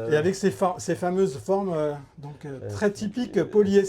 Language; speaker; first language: French; native; French